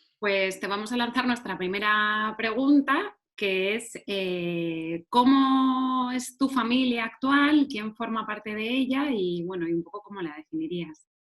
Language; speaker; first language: Spanish; native; Spanish